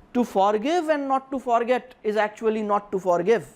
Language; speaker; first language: English; non-native, local second language; Urdu